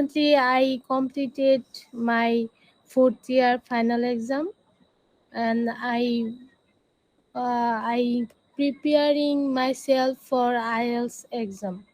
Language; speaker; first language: English; non-native, learner; Bangla